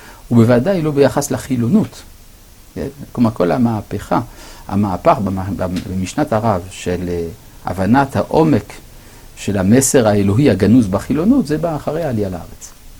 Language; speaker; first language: Hebrew; non-native, fluent; French